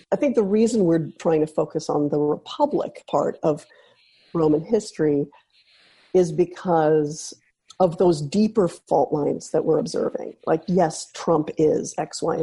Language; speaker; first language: English; native; English